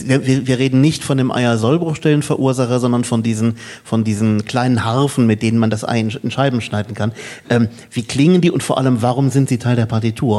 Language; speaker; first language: German; native; German